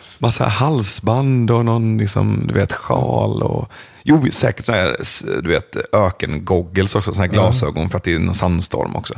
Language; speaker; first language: Swedish; early bilingual, other home language; Persian